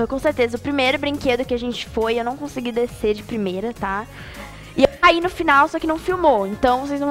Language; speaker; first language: Portuguese; native; Portuguese